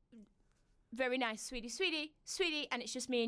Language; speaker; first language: English; native; English